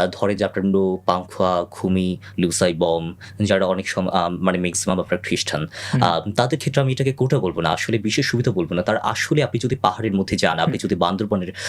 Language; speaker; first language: Bangla; non-native, local second language; Chakma